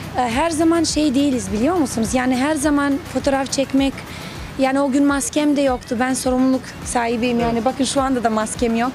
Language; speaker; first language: Turkish; non-native, fluent; Serbian